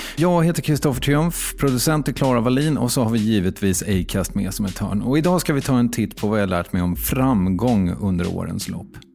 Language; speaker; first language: Swedish; native; Swedish